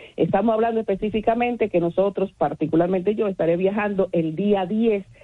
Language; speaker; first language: Spanish; native; Spanish